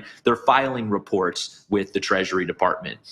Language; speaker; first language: English; native; English